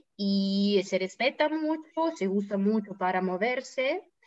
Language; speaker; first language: Spanish; non-native, fluent; Russian